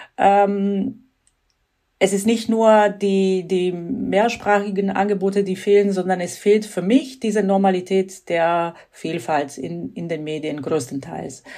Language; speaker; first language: German; non-native, fluent; Croatian